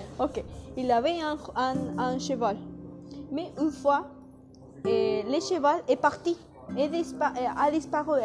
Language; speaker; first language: French; non-native, learner; Spanish